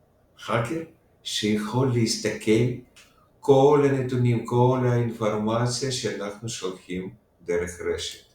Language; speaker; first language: Hebrew; non-native, fluent; Russian